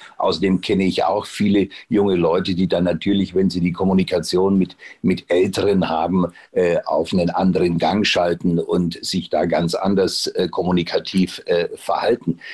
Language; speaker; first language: German; native; German